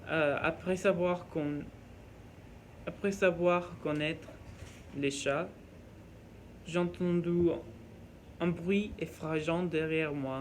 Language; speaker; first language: French; non-native, learner; Norwegian